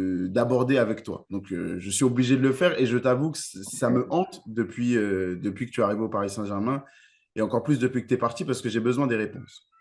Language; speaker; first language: French; native; French